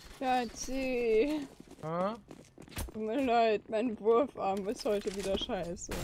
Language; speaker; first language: German; native; German